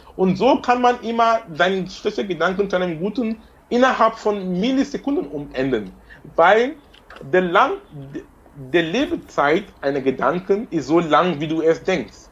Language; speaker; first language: German; non-native, fluent; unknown